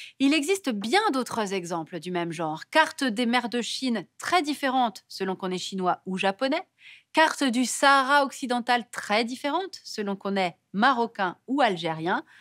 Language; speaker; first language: French; native; French